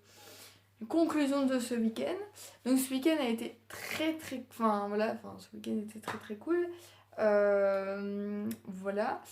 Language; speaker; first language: French; native; French